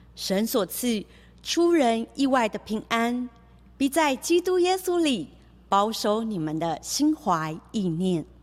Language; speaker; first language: Chinese; early bilingual, heritage; Chinese